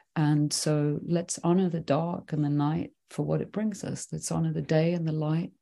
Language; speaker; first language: English; early bilingual, other home language; Swedish